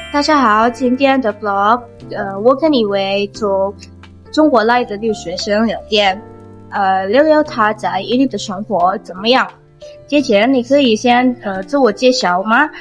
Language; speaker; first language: Chinese; non-native, learner; Indonesian